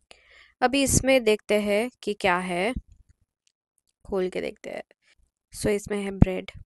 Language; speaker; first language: Hindi; non-native, local second language; Marathi